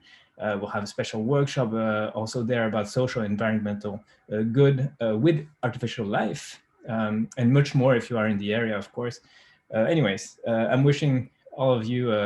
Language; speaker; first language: English; non-native, fluent; French